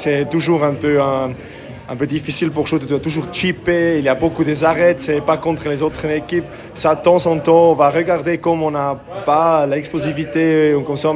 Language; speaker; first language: French; non-native, learner; English